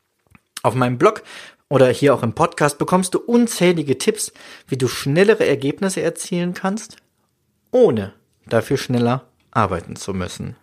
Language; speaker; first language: German; native; German